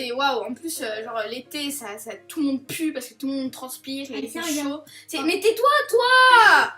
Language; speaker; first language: French; native; French